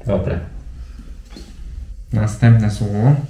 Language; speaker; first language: Polish; non-native, fluent; Turkish